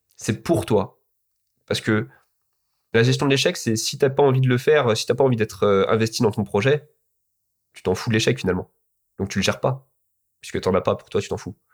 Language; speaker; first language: French; native; French